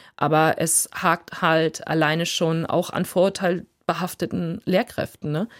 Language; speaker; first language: German; early bilingual, other home language; Plautdietsch